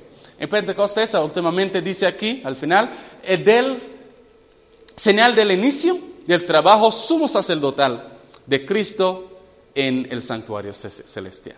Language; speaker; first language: Spanish; non-native, fluent; English